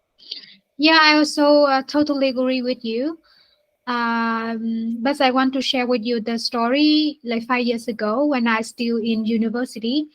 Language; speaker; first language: English; non-native, learner; Vietnamese